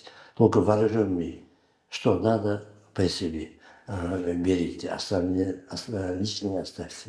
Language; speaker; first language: Russian; non-native, learner; Uzbek